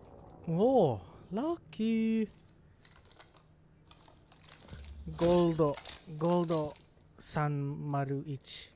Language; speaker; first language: Japanese; non-native, learner; English